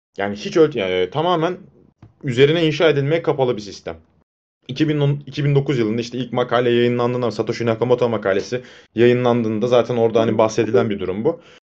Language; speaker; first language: Turkish; native; Turkish